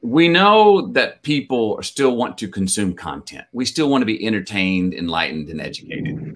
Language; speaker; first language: English; native; English